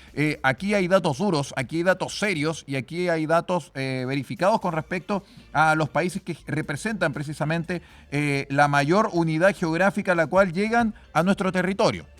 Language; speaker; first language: Spanish; native; Spanish